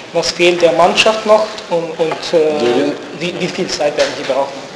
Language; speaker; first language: German; non-native, fluent; Bulgarian